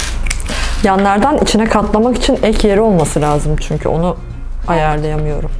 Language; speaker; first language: Turkish; native; Turkish